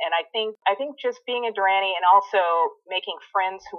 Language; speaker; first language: English; native; English